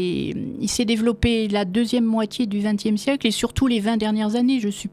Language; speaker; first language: French; native; French